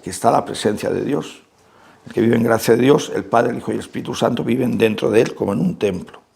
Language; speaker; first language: Spanish; native; Spanish